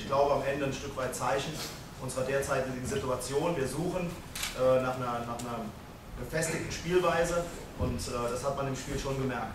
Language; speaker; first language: German; native; German